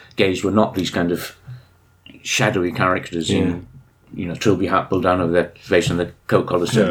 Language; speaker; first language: English; native; English